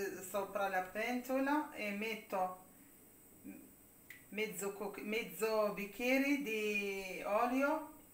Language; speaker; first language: Italian; non-native, learner; Arabic